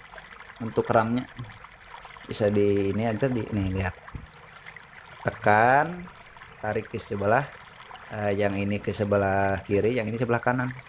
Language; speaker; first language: Indonesian; non-native, local second language; Sundanese